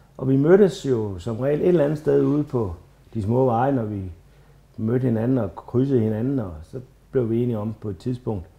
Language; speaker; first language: Danish; native; Danish